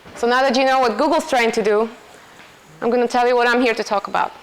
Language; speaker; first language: English; non-native, fluent; Slovak